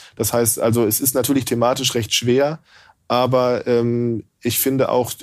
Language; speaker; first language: German; native; German